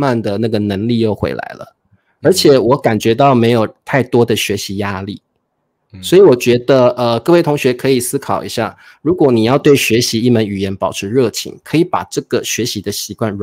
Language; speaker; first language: Chinese; native; Chinese